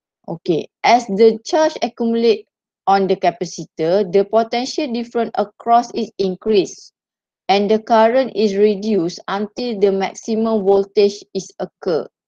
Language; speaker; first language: English; non-native, local second language; Malay